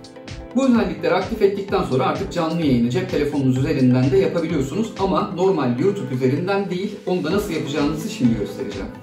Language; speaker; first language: Turkish; native; Turkish